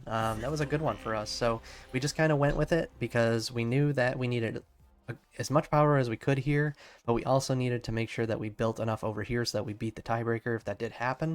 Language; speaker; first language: English; native; English